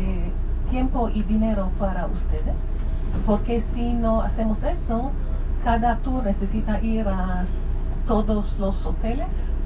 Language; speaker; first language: Spanish; non-native, learner; Hebrew